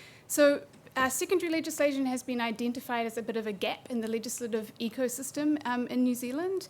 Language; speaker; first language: English; native; English